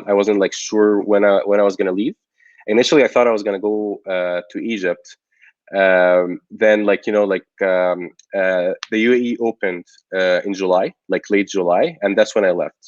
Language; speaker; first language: English; non-native, local second language; Arabic